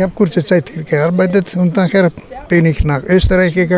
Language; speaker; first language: German; non-native, learner; Romanian